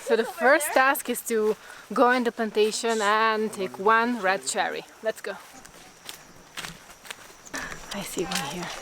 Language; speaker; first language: English; non-native, fluent; Italian